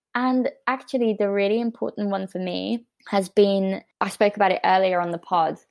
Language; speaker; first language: English; native; English